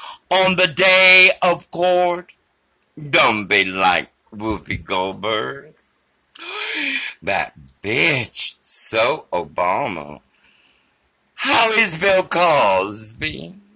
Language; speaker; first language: English; early bilingual, other home language; Spanish